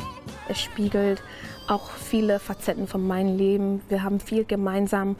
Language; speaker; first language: German; non-native, fluent; English